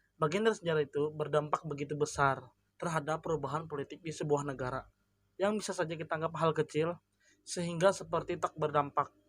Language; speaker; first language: Indonesian; non-native, local second language; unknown